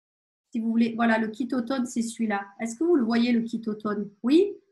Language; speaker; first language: French; native; French